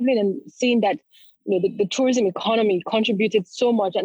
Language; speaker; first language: English; non-native, local second language; Yoruba